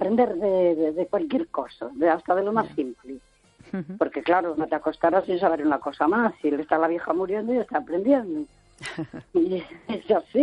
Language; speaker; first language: Spanish; native; Spanish